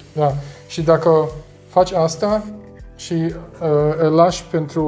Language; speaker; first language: Romanian; non-native, learner; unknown